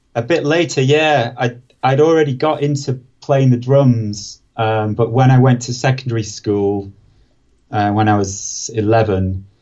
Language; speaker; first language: English; native; English